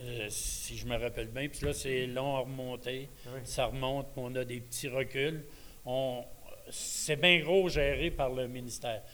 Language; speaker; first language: French; native; French